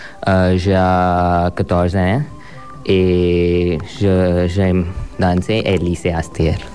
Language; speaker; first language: French; non-native, learner; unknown